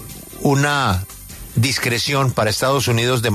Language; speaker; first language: Spanish; native; Spanish